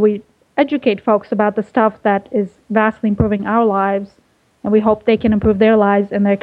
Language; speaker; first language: English; early bilingual, other home language; Russian